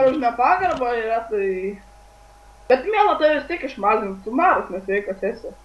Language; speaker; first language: Lithuanian; native; Lithuanian